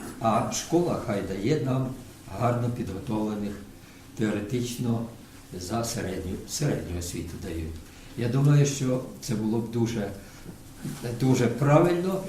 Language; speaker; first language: Ukrainian; non-native, local second language; Russian